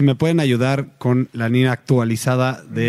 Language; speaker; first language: Spanish; native; Spanish